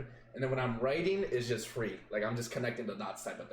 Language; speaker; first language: English; native; English